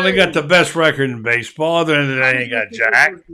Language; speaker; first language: English; native; English